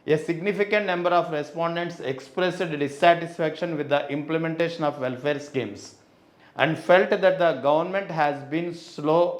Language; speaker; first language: English; non-native, local second language; Telugu